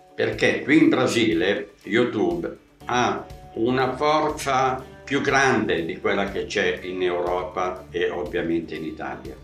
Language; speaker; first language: Italian; native; Italian